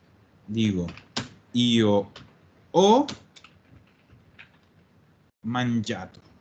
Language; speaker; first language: Italian; non-native, fluent; Spanish